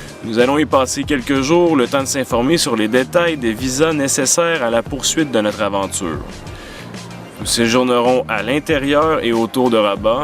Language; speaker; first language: French; native; French